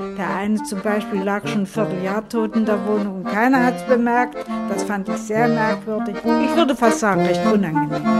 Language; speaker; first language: German; native; German